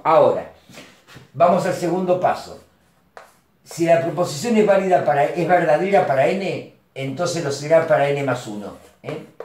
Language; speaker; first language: Spanish; native; Spanish